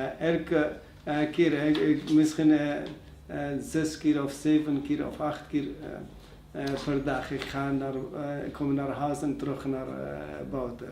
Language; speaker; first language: Dutch; non-native, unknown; Persian